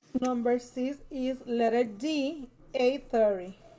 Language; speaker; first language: English; non-native, learner; Spanish